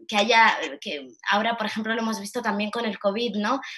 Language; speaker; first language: Spanish; early bilingual, heritage; Arabic